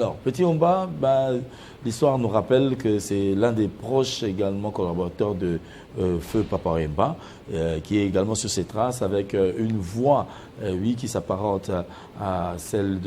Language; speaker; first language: French; non-native, local second language; Lingala